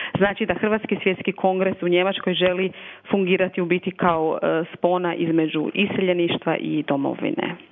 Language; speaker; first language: Croatian; early bilingual, heritage; Croatian